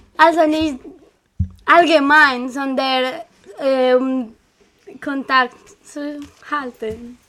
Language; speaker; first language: German; non-native, fluent; Spanish